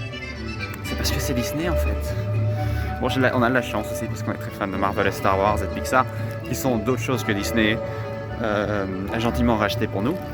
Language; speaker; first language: French; native; French